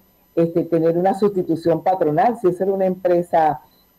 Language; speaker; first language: Spanish; native; Spanish